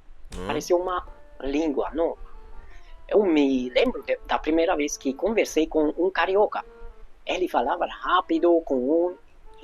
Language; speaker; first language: Portuguese; non-native, fluent; Hungarian